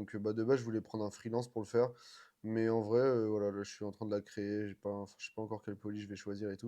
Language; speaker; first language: French; native; French